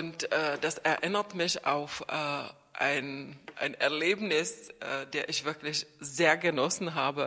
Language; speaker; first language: German; non-native, fluent; Czech